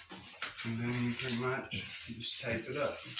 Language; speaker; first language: English; native; English